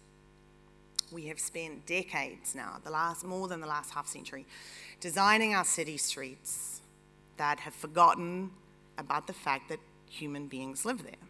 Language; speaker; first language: English; native; English